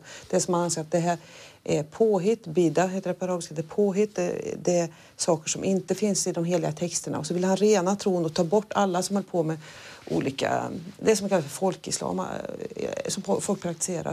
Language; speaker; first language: Swedish; native; Swedish